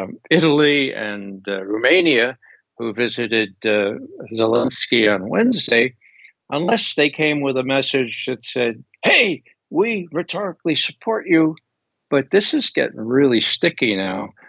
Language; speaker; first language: English; native; English